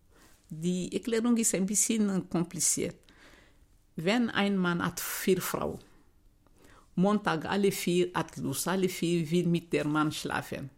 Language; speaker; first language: German; non-native, learner; Mandingo